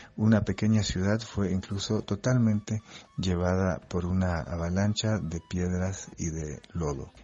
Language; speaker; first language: Spanish; non-native, fluent; French